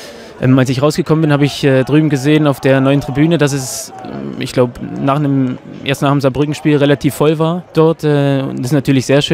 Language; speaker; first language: German; native; German